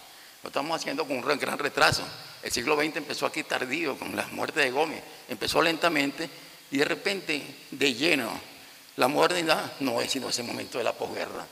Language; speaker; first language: Spanish; native; Spanish